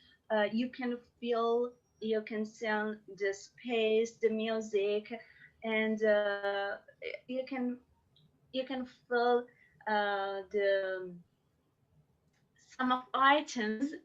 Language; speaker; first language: English; non-native, learner; Persian